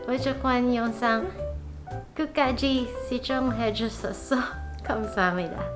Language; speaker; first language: Korean; non-native, learner; Filipino